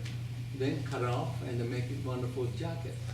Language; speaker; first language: English; non-native, fluent; Japanese